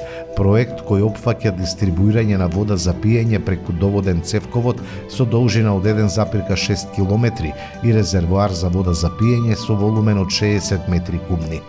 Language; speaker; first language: Macedonian; native; Macedonian